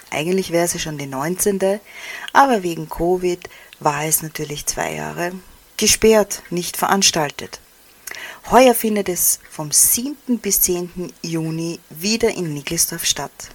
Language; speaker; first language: German; native; German